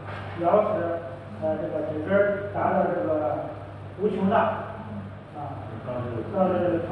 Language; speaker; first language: Chinese; native; Chinese